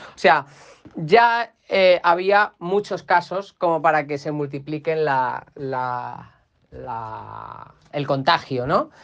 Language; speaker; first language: Spanish; native; Spanish